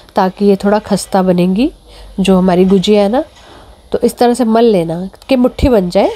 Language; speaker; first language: Hindi; native; Hindi